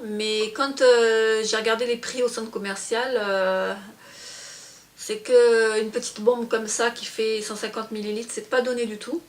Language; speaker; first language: French; native; French